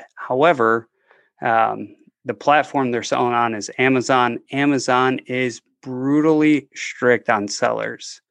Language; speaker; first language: English; native; English